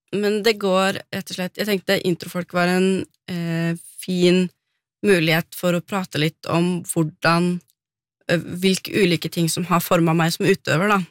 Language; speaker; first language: Norwegian; native; Norwegian